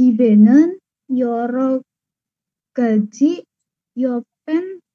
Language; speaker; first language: Korean; non-native, learner; Indonesian